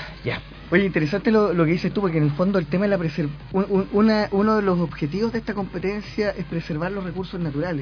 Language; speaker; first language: Spanish; native; Spanish